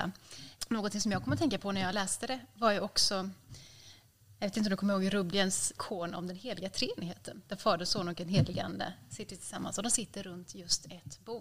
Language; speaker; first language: Swedish; native; Swedish